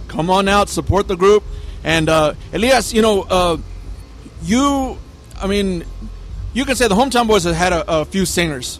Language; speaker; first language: English; early bilingual, other home language; Spanish